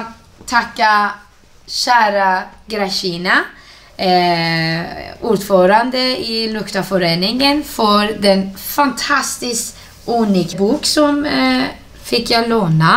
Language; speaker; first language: Swedish; non-native, fluent; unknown